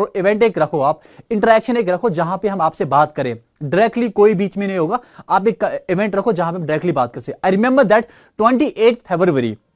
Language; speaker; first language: Hindi; non-native, local second language; Kashmiri